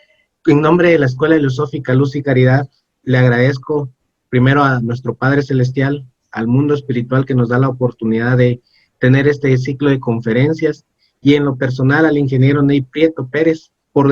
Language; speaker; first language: Spanish; native; Spanish